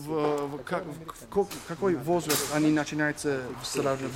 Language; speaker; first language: Russian; non-native, learner; English